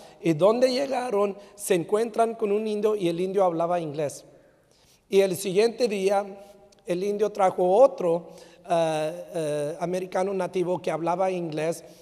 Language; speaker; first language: Spanish; early bilingual, heritage; Spanish